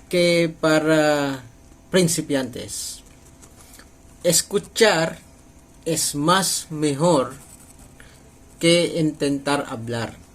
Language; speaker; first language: Spanish; non-native, learner; Filipino